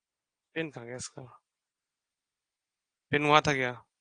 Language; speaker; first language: Hindi; native; Hindi